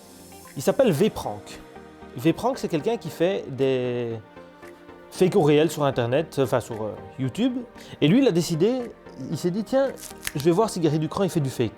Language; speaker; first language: French; native; French